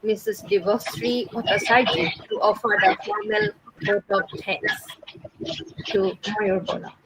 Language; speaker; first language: English; non-native, local second language; Assamese